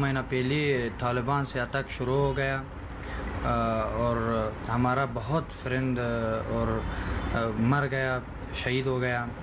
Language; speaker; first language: Hindi; non-native, learner; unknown